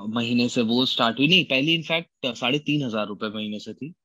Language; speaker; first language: Hindi; native; Hindi